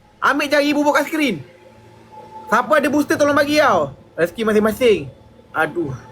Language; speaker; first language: Malay; native; Malay